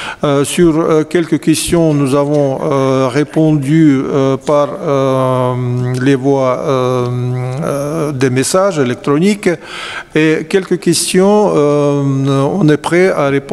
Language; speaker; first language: French; non-native, fluent; Russian